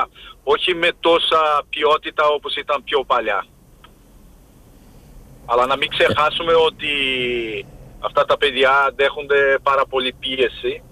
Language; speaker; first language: Greek; non-native, fluent; Portuguese